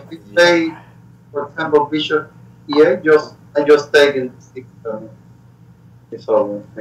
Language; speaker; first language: English; non-native, learner; Spanish